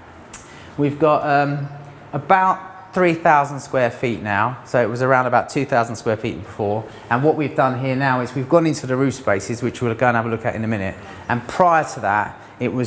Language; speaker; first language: English; native; English